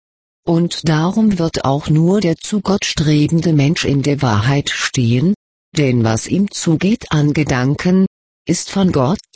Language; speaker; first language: German; native; German